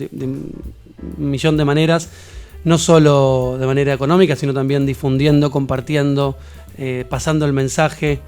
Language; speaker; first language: Spanish; native; Spanish